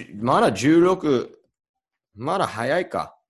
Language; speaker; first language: Japanese; non-native, fluent; English